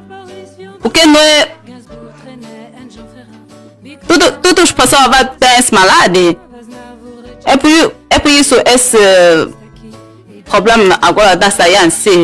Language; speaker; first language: Portuguese; non-native, learner; Chinese